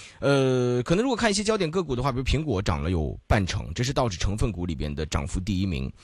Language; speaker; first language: Chinese; non-native, local second language; Cantonese